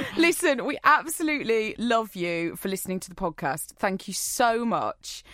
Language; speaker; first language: English; native; English